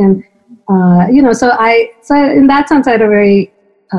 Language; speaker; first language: English; non-native, local second language; Hindi